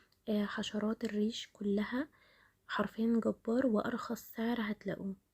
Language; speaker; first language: Arabic; native; Arabic